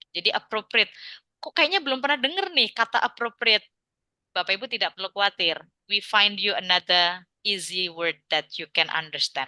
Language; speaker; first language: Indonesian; non-native, local second language; Javanese